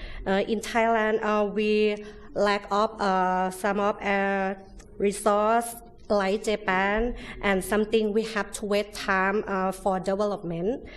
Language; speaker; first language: English; non-native, learner; Thai